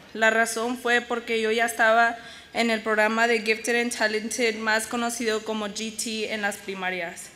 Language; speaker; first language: Spanish; early bilingual, heritage; Spanish